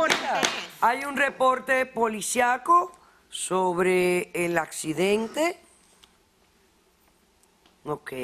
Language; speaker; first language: Spanish; native; Spanish